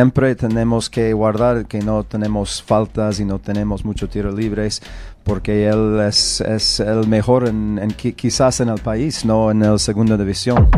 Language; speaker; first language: Spanish; non-native, learner; English